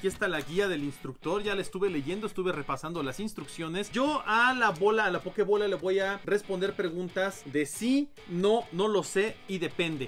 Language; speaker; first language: Spanish; native; Spanish